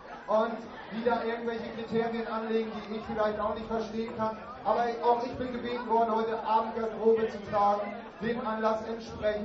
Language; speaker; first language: German; native; German